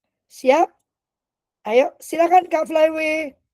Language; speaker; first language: Indonesian; native; Indonesian